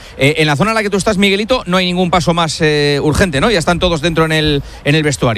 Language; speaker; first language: Spanish; native; Spanish